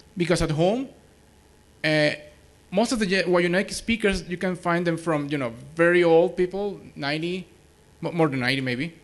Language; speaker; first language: English; non-native, fluent; Spanish